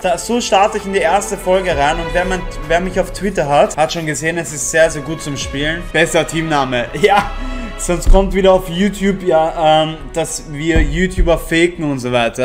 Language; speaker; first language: German; native; German